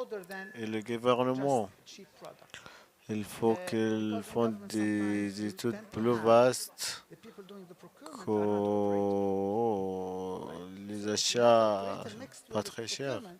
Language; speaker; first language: French; non-native, learner; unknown